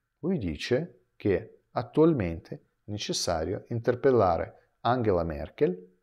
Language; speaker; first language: Italian; non-native, fluent; Russian